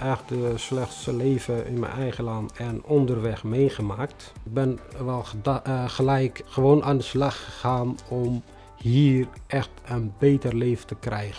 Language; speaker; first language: Dutch; non-native, fluent; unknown